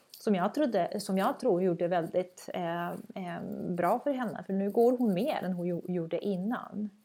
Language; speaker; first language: Swedish; non-native, fluent; Croatian